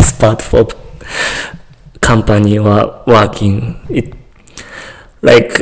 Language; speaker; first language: English; non-native, learner; Japanese